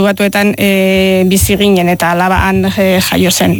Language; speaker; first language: Basque; non-native, local second language; Spanish